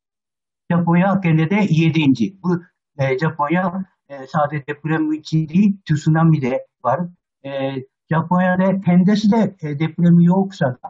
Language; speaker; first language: Turkish; non-native, learner; Japanese